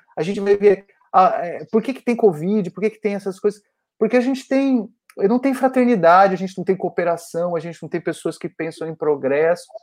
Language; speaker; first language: Portuguese; native; Portuguese